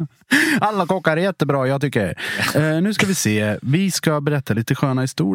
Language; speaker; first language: Swedish; native; Swedish